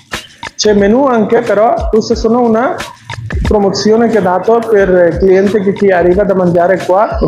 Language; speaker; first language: Italian; non-native, learner; Bangla